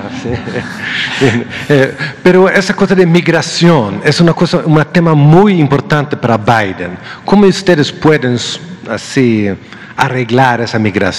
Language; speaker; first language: Spanish; non-native, learner; Swedish